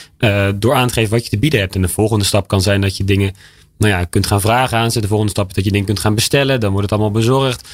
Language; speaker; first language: Dutch; native; Dutch